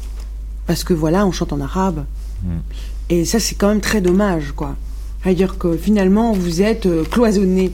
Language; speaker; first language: French; non-native, local second language; Arabic